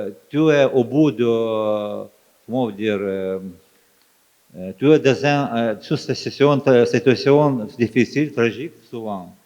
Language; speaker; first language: French; non-native, fluent; Ukrainian